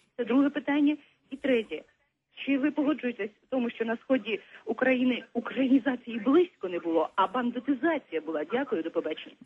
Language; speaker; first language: Ukrainian; native; Ukrainian